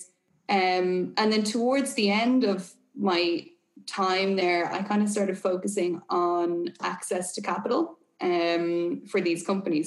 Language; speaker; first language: English; native; English